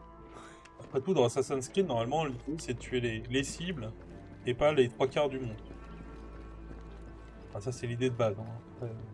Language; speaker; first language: French; native; French